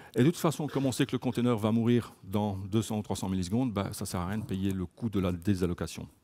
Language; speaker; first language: French; native; French